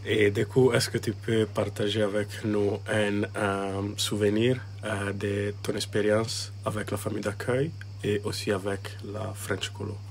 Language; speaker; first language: French; non-native, fluent; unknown